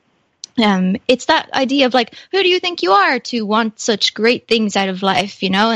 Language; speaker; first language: English; native; English